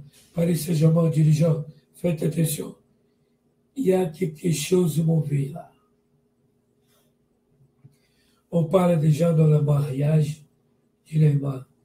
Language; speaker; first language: French; non-native, learner; Portuguese